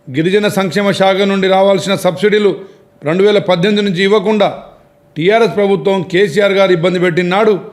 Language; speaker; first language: Telugu; non-native, local second language; Lambadi